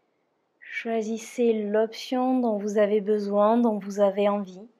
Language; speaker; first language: French; native; French